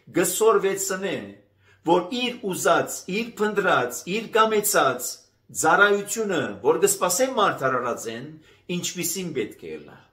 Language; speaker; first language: Armenian; native; Armenian